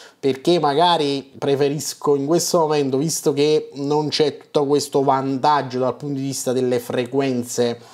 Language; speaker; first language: Italian; native; Italian